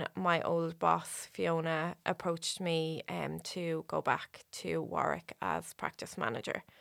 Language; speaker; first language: English; native; English